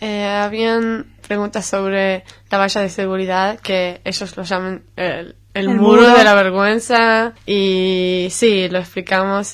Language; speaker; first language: Spanish; non-native, fluent; Hebrew